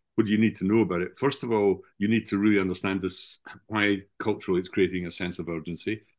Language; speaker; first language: English; native; English